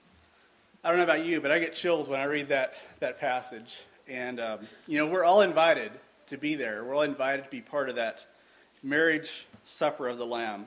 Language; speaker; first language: English; native; English